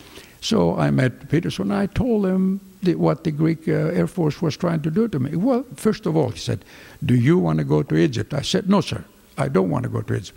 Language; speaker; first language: English; non-native, fluent; Greek